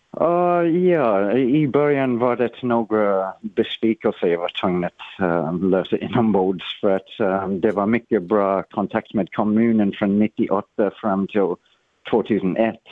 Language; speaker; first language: Swedish; non-native, fluent; English